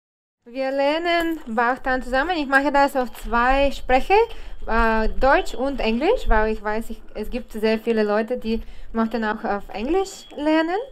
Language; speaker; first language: German; non-native, learner; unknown